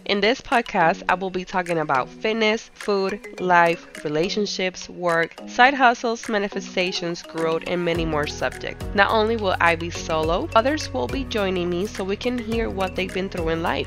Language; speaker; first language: English; non-native, local second language; Spanish